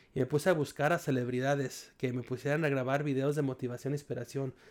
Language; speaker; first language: Spanish; native; Spanish